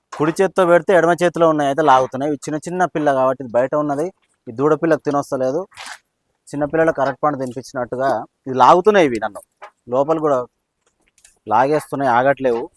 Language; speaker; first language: Telugu; native; Telugu